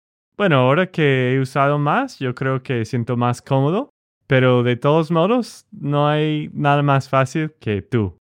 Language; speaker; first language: Spanish; non-native, fluent; English